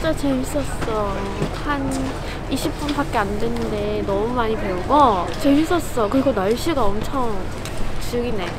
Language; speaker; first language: Korean; non-native, learner; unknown